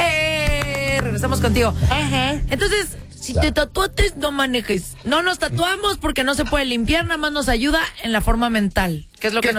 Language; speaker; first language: Spanish; native; Spanish